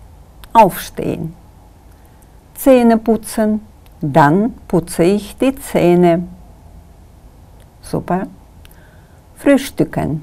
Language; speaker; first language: German; non-native, fluent; Kyrgyz